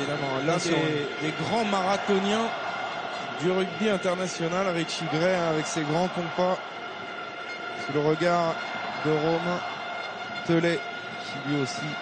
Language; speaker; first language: French; native; French